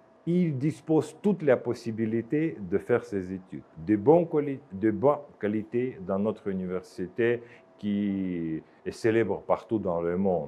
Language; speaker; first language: French; non-native, fluent; Russian